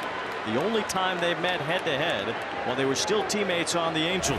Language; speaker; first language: English; native; English